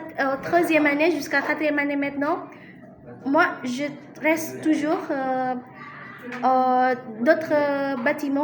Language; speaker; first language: French; non-native, learner; Indonesian